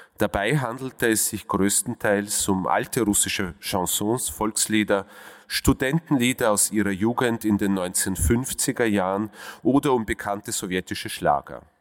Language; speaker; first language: German; early bilingual, other home language; Russian